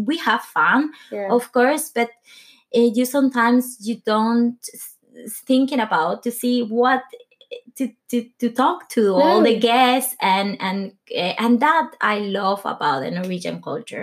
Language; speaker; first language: English; non-native, learner; Spanish